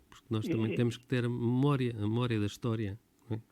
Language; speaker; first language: Portuguese; native; Portuguese